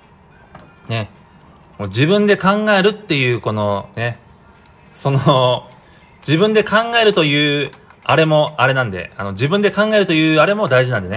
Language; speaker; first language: Japanese; native; Japanese